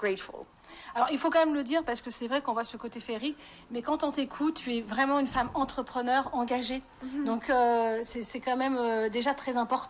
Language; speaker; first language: French; native; French